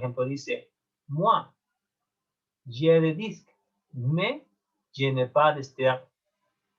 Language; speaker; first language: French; non-native, learner; Spanish